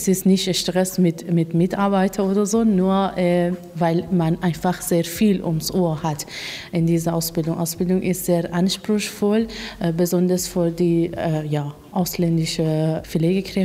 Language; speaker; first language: German; non-native, learner; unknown